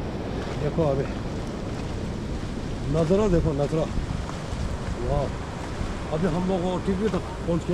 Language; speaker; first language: Hindi; non-native, local second language; Tibetan